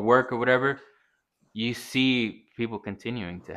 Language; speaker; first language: English; native; English